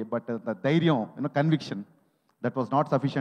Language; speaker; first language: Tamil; non-native, learner; Telugu